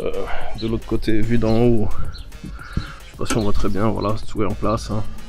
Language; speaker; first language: French; native; French